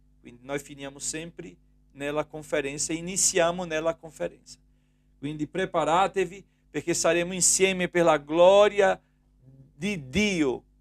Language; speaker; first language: Italian; non-native, fluent; Portuguese